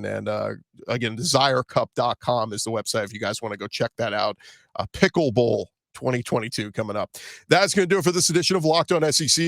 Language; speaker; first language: English; native; English